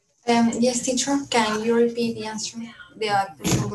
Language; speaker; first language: English; non-native, learner; Spanish